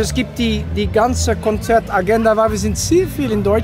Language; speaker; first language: German; non-native, learner; Dutch